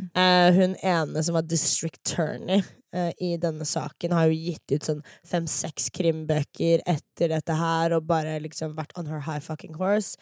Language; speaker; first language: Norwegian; early bilingual, other home language; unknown